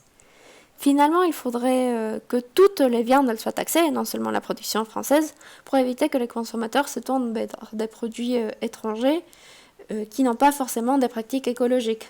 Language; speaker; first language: French; non-native, fluent; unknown